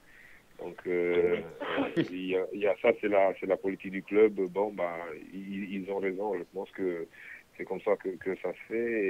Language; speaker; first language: French; non-native, fluent; Romanian